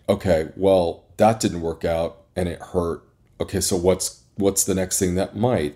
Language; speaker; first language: English; native; English